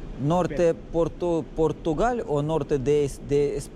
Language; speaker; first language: Spanish; non-native, learner; Russian